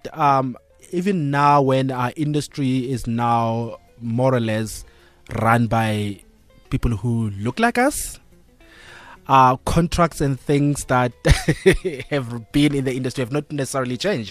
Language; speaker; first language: English; non-native, local second language; Tswana